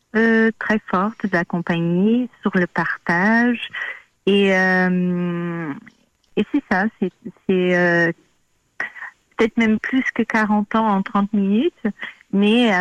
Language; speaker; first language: French; non-native, fluent; Portuguese